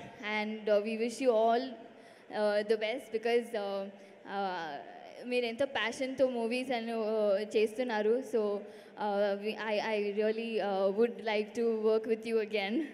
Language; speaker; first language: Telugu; non-native, learner; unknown